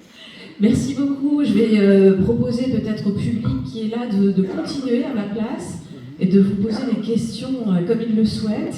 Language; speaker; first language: French; native; French